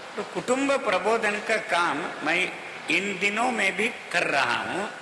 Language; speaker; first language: Hindi; non-native, local second language; Kannada